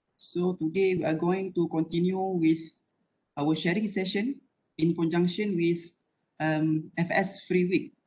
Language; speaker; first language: English; non-native, local second language; Malay